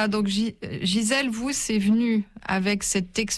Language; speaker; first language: French; native; French